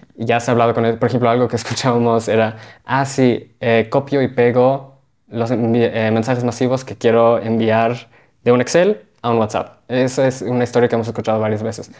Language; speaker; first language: Spanish; early bilingual, heritage; Spanish